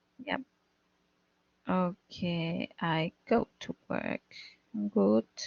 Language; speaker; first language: English; non-native, fluent; Spanish